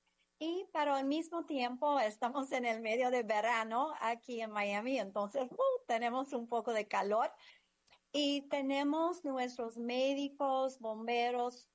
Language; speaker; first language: Spanish; non-native, fluent; English